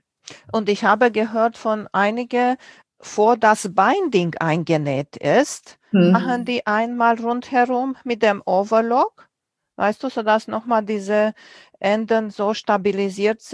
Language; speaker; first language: German; non-native, fluent; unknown